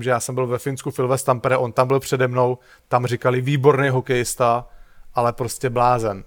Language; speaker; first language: Czech; native; Czech